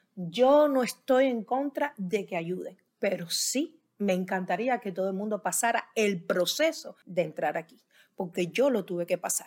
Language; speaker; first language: Spanish; native; Spanish